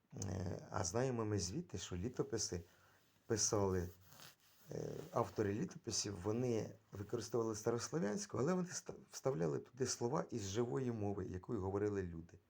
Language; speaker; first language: Ukrainian; native; Ukrainian